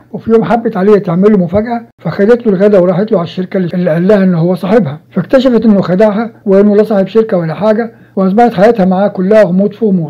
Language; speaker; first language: Arabic; native; Arabic